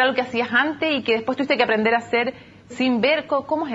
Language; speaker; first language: Spanish; native; Spanish